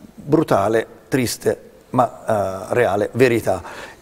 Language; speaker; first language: Italian; native; Italian